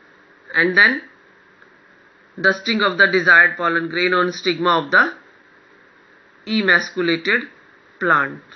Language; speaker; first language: English; non-native, local second language; Hindi